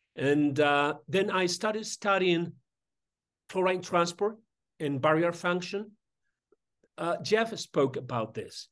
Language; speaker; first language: English; non-native, fluent; Spanish